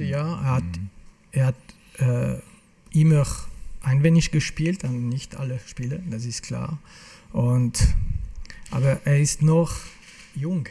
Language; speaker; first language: German; non-native, fluent; French